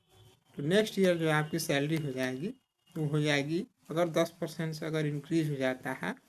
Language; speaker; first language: Hindi; native; Hindi